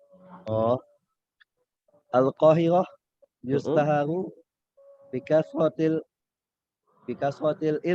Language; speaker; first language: Arabic; non-native, learner; Indonesian